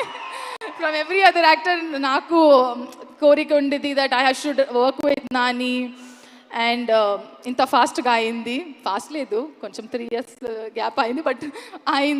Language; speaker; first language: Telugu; non-native, learner; Kannada